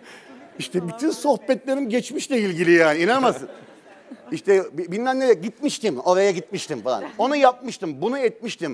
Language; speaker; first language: Turkish; native; Turkish